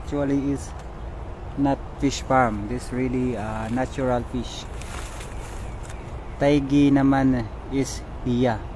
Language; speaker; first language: English; non-native, learner; Filipino